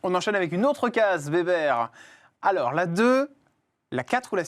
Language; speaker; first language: French; native; French